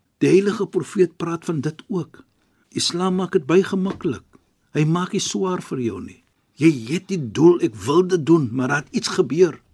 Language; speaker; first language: Afrikaans; non-native, fluent; Arabic